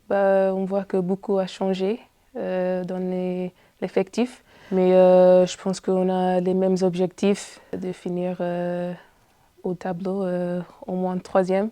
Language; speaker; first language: French; non-native, fluent; English